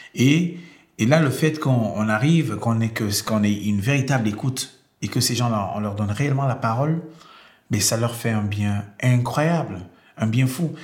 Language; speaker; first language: French; non-native, local second language; Basaa